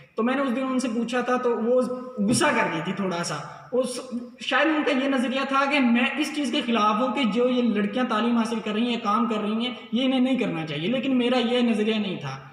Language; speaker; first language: Urdu; non-native, local second language; Punjabi